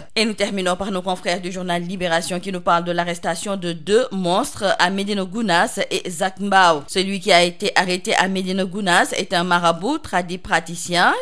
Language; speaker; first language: French; non-native, local second language; Wolof